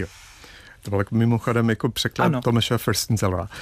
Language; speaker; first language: Czech; non-native, fluent; English